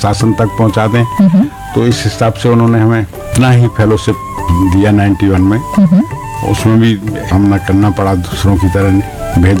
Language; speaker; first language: Hindi; native; Hindi